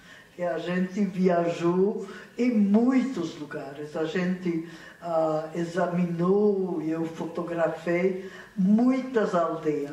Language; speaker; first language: Portuguese; non-native, fluent; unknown